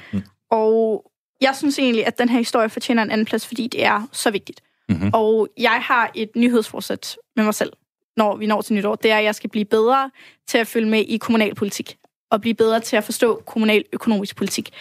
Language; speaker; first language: Danish; native; Danish